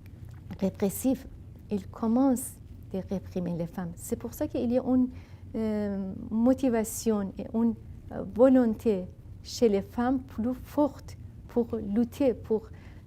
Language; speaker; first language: French; non-native, fluent; Persian